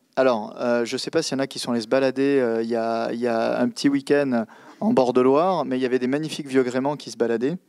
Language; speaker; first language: French; native; French